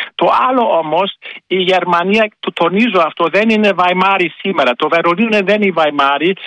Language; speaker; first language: Greek; non-native, fluent; German